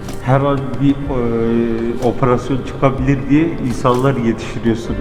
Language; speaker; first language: Turkish; native; Turkish